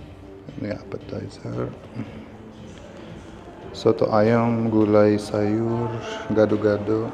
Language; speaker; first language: Indonesian; non-native, fluent; Arabic